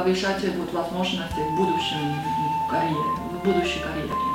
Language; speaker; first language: Russian; non-native, fluent; Chinese